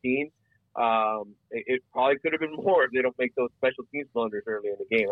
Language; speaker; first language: English; native; English